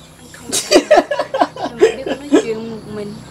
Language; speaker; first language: Vietnamese; non-native, local second language; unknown